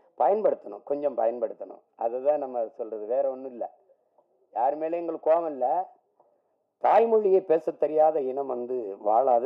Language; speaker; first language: Tamil; native; Tamil